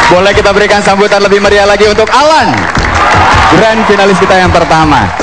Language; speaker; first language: Indonesian; native; Indonesian